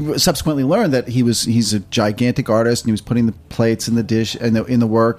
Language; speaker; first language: English; native; English